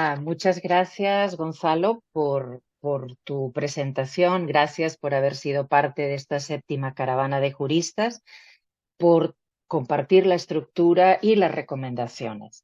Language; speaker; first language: Spanish; native; Spanish